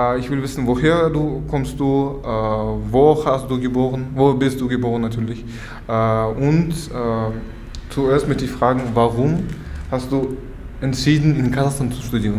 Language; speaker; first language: German; non-native, learner; Russian